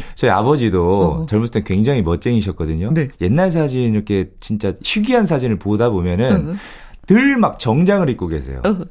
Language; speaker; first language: Korean; native; Korean